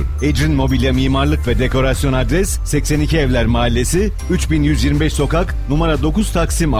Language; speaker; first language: Turkish; native; Turkish